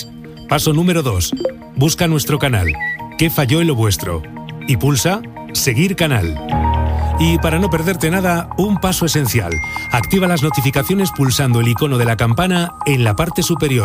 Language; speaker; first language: Spanish; native; Spanish